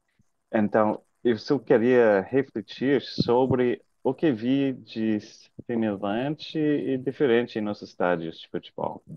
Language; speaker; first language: Portuguese; non-native, fluent; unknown